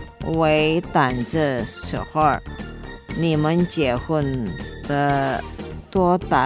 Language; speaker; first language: Chinese; non-native, fluent; Indonesian